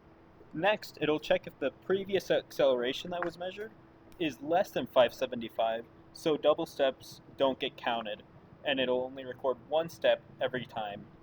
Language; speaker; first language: English; native; English